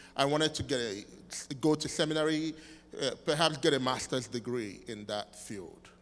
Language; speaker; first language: English; non-native, local second language; Igbo